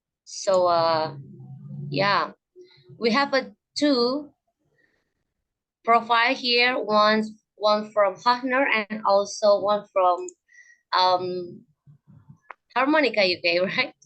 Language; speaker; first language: English; non-native, learner; Indonesian